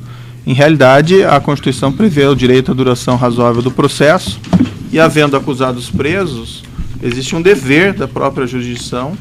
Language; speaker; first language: Portuguese; native; Portuguese